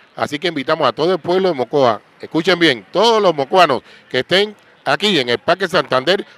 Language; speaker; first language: Spanish; native; Spanish